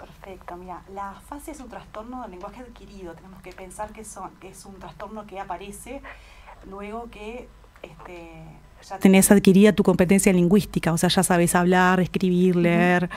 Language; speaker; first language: Spanish; native; Spanish